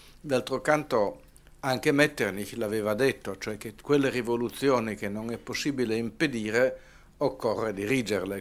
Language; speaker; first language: Italian; native; Italian